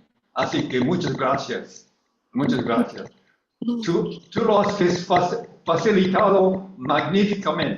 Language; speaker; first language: Spanish; non-native, learner; English